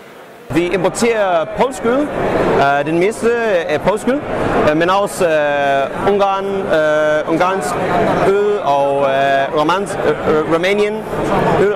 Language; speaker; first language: Danish; non-native, fluent; English